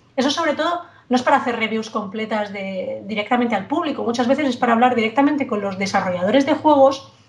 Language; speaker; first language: Spanish; native; Spanish